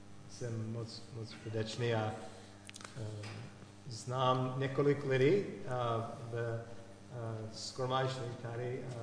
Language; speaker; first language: Czech; non-native, learner; English